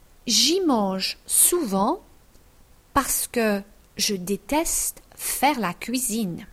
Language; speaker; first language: French; non-native, fluent; English